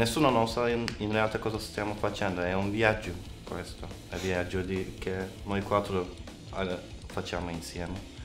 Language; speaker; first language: Italian; non-native, learner; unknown